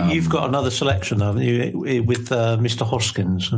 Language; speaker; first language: English; native; English